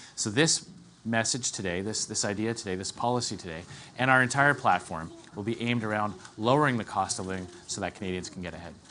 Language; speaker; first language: English; native; English